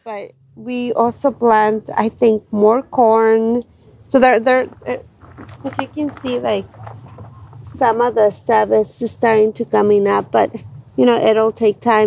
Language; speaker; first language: English; non-native, fluent; Spanish